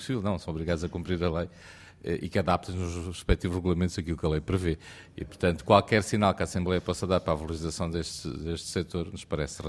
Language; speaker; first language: Portuguese; native; Portuguese